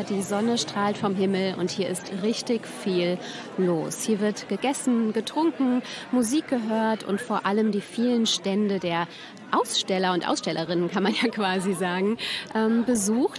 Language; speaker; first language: German; native; German